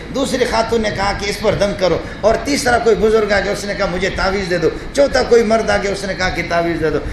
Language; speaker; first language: Urdu; non-native, local second language; Brahui